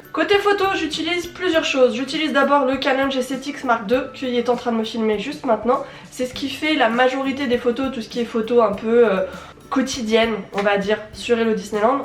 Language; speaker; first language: French; native; French